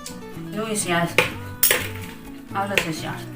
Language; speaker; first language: Dutch; non-native, learner; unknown